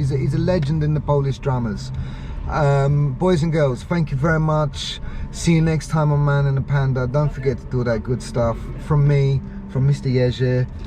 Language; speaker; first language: English; native; English